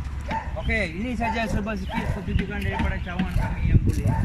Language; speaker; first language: Malay; native; Malay